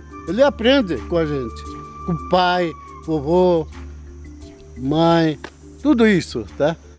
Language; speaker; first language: Portuguese; non-native, local second language; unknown